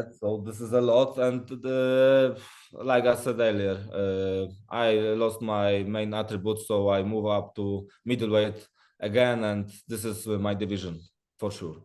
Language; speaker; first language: English; non-native, learner; Polish